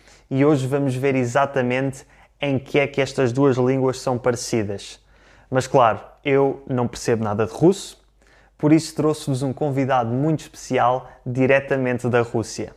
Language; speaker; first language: Portuguese; native; Portuguese